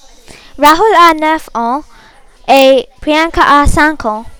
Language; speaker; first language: French; non-native, learner; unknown